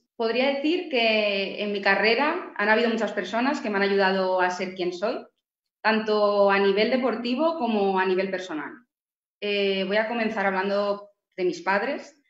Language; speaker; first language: Spanish; native; Spanish